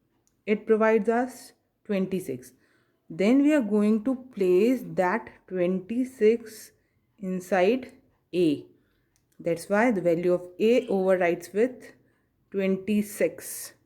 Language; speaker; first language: English; non-native, local second language; Hindi